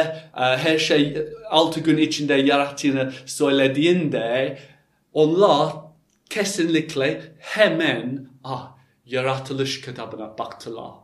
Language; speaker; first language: Turkish; non-native, fluent; English